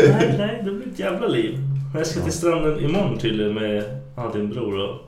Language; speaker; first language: Swedish; native; Swedish